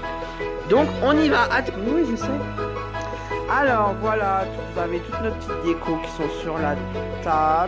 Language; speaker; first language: French; native; French